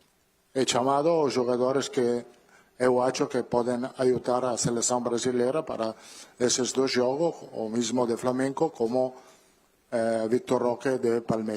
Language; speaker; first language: Portuguese; non-native, learner; Italian